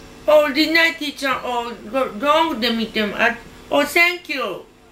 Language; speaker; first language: English; non-native, learner; Japanese